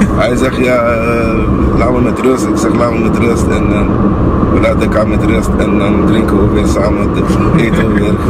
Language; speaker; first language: Dutch; non-native, local second language; Papiamento